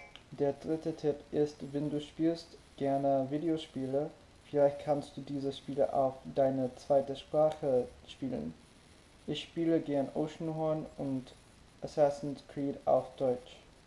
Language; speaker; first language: German; non-native, learner; English